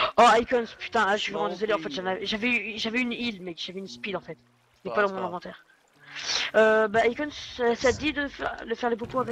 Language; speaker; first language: French; native; French